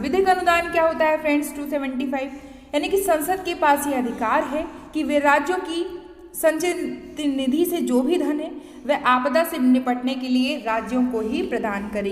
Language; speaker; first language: Hindi; native; Hindi